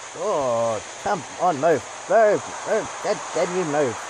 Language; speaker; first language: English; native; English